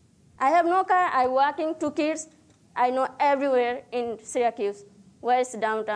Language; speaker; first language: English; non-native, learner; Nepali